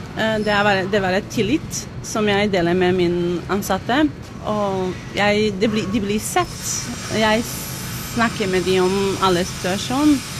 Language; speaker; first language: Norwegian; non-native, fluent; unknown